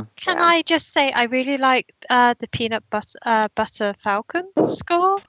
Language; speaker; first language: English; native; English